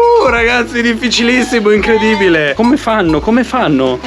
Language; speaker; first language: Italian; native; Italian